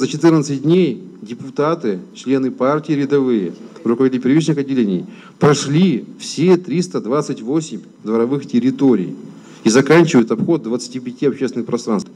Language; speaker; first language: Russian; native; Russian